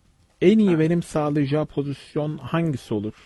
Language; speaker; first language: Turkish; native; Turkish